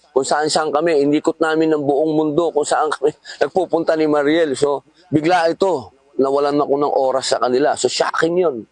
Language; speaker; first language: Filipino; native; Filipino